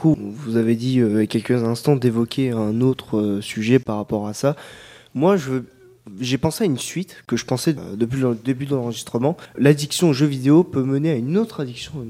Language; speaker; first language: French; native; French